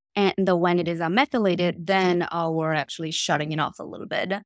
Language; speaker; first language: English; non-native, fluent; Korean